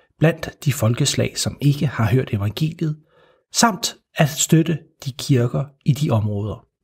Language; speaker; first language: Danish; native; Danish